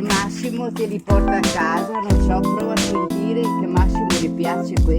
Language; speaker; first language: Italian; native; Italian